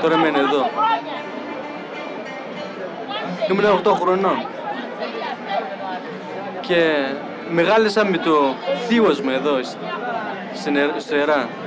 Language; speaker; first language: Greek; non-native, learner; Persian